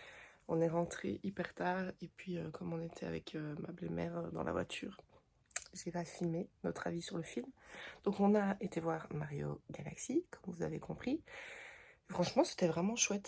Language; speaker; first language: French; native; French